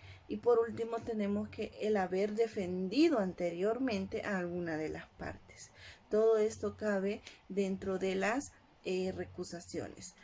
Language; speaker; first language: Spanish; native; Spanish